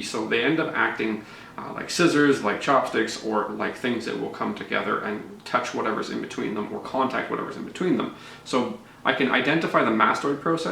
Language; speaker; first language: English; native; English